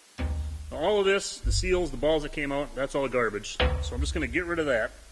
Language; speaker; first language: English; native; English